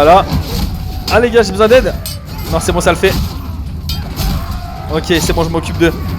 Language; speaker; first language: French; native; French